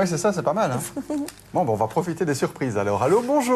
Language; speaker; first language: French; native; French